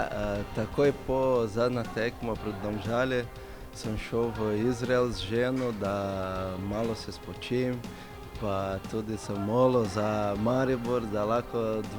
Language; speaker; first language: Slovenian; non-native, fluent; Portuguese